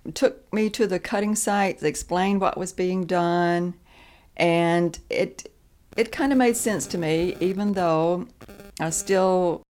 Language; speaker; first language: English; native; English